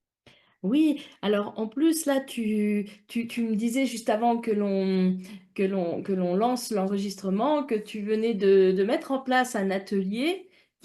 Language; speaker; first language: French; native; French